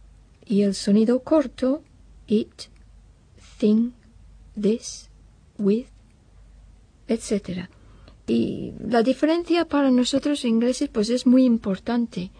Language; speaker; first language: Spanish; non-native, fluent; English